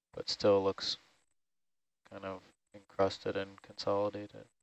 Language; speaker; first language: English; native; English